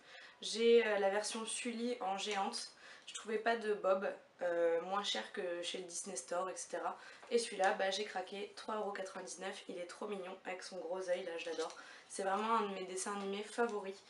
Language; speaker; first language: French; native; French